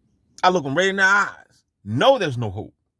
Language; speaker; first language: English; native; English